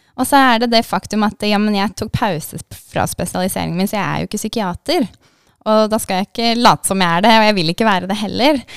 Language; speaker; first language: Norwegian; native; Norwegian